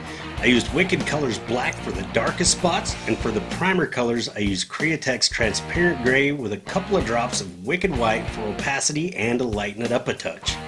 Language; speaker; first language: English; native; English